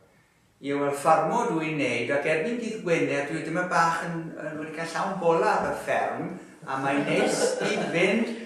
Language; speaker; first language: Welsh; native; Welsh